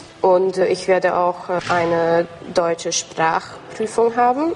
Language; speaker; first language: German; non-native, local second language; Hungarian